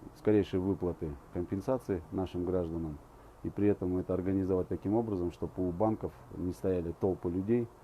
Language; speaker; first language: Russian; non-native, local second language; Kazakh